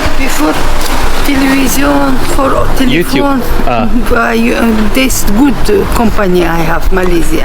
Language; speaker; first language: English; non-native, learner; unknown